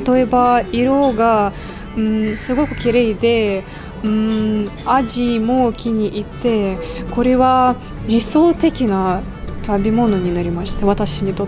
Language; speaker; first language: Japanese; non-native, fluent; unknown